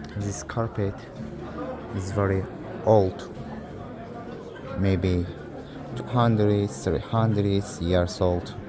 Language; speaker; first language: English; non-native, learner; Azerbaijani